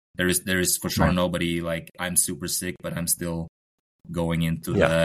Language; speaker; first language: English; non-native, fluent; Norwegian